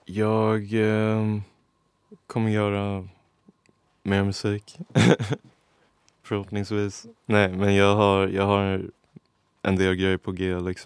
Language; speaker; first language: Swedish; native; Swedish